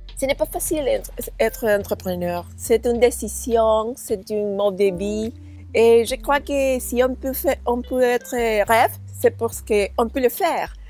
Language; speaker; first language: French; non-native, learner; Spanish